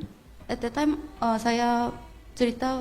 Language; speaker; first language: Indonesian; non-native, fluent; Korean